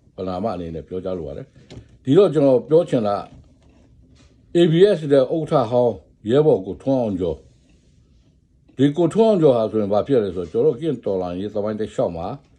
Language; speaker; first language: Burmese; non-native, local second language; Karen languages